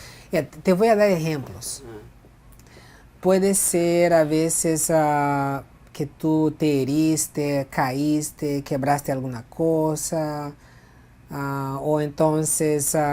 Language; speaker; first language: Spanish; non-native, fluent; Portuguese